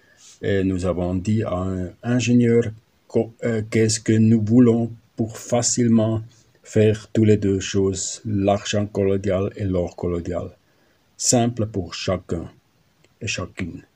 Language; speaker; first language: French; non-native, learner; German